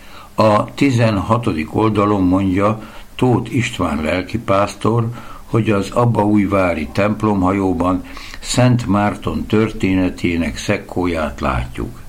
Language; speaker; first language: Hungarian; native; Hungarian